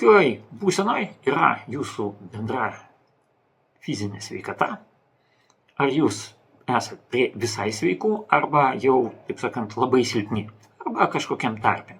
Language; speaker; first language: Lithuanian; non-native, local second language; Russian